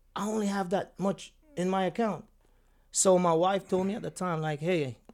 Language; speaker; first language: English; non-native, local second language; Jamaican Creole English